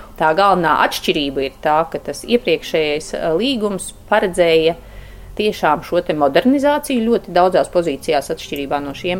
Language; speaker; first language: Latvian; native; Latvian